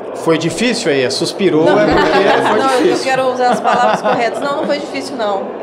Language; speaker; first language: Portuguese; native; Portuguese